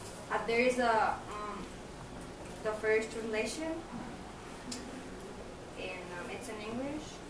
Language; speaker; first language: English; non-native, learner; Spanish